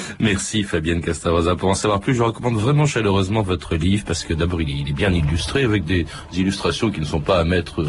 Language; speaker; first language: French; native; French